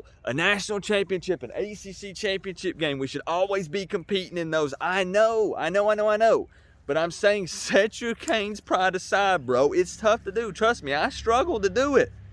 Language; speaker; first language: English; native; English